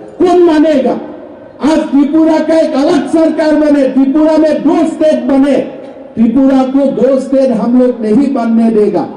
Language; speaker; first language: Hindi; non-native, local second language; Assamese